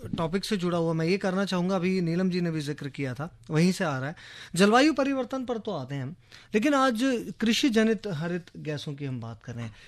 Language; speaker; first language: Hindi; native; Hindi